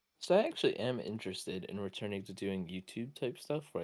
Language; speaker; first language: English; native; English